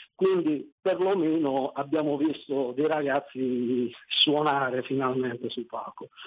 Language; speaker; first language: Italian; native; Italian